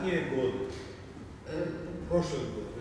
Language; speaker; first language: Russian; non-native, fluent; Georgian